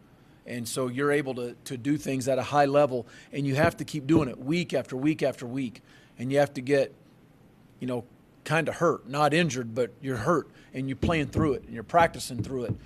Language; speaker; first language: English; native; English